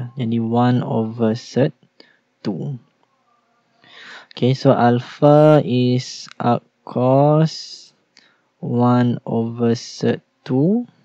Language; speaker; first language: English; non-native, local second language; Malay